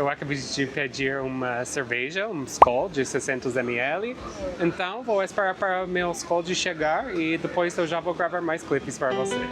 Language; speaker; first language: Portuguese; non-native, fluent; English